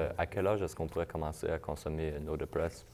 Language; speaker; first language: French; native; French